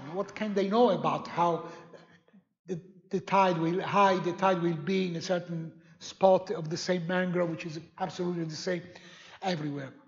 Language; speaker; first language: English; non-native, fluent; Italian